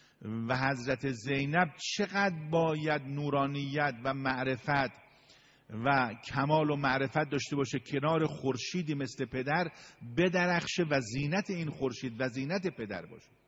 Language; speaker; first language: Persian; native; Persian